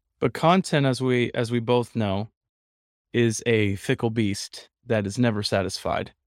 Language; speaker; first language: English; native; English